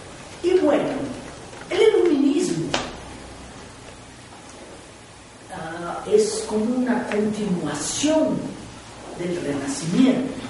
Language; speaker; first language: Spanish; non-native, fluent; Portuguese